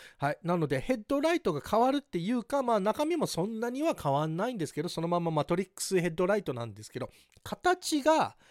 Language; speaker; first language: Japanese; early bilingual, heritage; Japanese